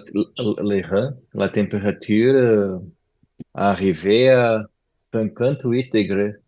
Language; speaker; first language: French; non-native, learner; Portuguese